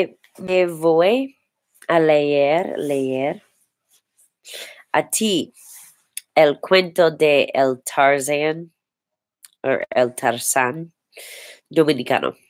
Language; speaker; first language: Spanish; non-native, learner; English